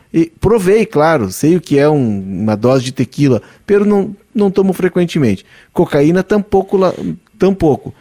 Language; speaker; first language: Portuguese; native; Portuguese